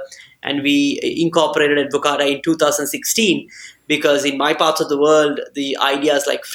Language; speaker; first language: English; non-native, local second language; Sinhala